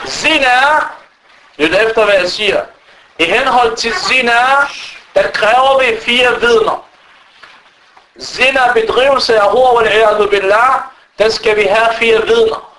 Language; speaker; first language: Danish; non-native, fluent; Arabic